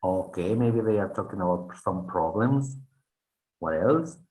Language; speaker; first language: English; non-native, fluent; Spanish